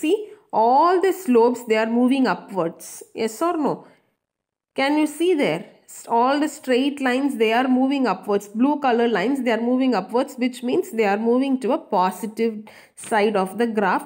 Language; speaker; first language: English; non-native, local second language; Tamil